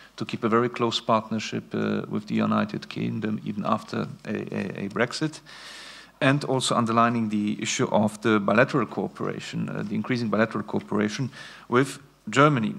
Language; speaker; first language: English; non-native, fluent; German